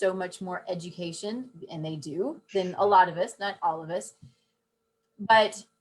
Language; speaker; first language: English; native; English